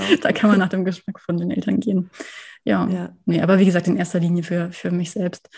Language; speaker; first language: German; native; German